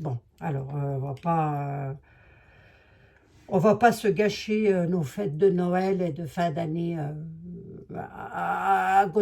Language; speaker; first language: French; native; French